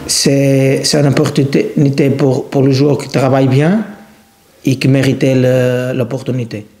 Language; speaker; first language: French; non-native, learner; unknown